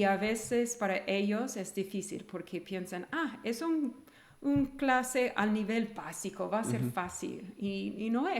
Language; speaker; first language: Spanish; non-native, fluent; English